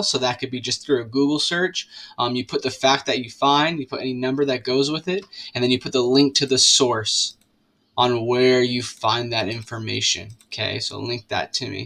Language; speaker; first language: English; native; English